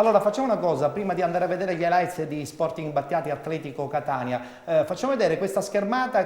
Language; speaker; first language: Italian; native; Italian